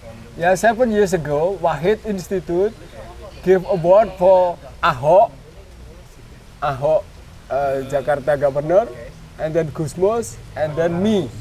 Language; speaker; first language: English; non-native, learner; Indonesian